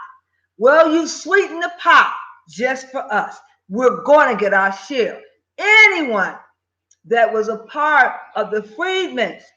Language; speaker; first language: English; native; English